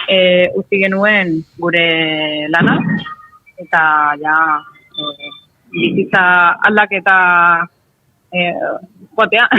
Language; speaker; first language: Basque; non-native, local second language; Spanish